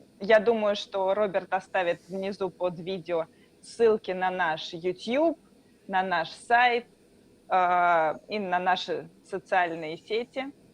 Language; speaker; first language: Russian; native; Russian